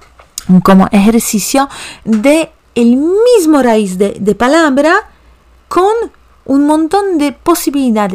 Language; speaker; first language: Spanish; non-native, fluent; Polish